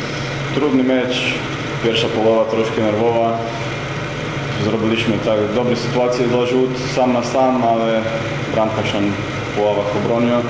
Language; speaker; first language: Polish; non-native, fluent; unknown